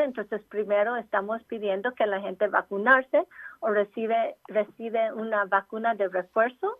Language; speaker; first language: Spanish; non-native, local second language; English